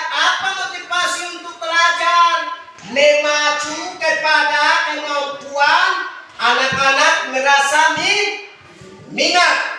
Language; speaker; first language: Indonesian; non-native, local second language; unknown